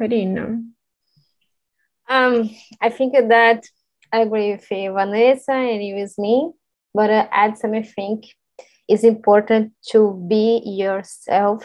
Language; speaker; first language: English; non-native, learner; Portuguese